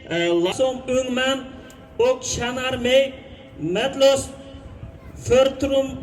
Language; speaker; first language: Swedish; non-native, learner; Uyghur